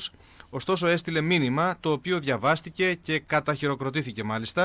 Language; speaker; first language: Greek; native; Greek